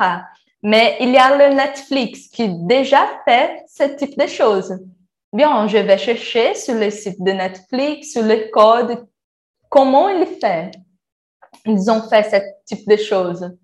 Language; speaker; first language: French; non-native, learner; Portuguese